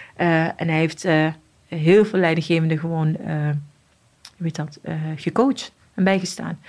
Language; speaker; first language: Dutch; early bilingual, other home language; Arabic